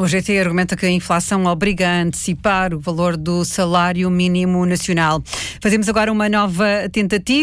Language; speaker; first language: Portuguese; native; Portuguese